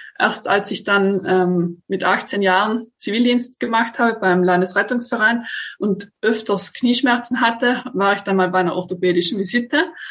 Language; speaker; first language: German; native; German